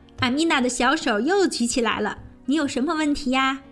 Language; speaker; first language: Chinese; native; Chinese